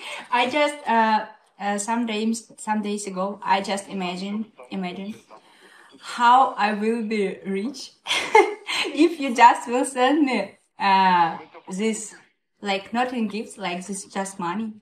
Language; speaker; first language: English; non-native, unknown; Russian